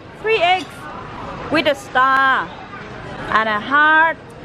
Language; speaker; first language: English; non-native, fluent; Vietnamese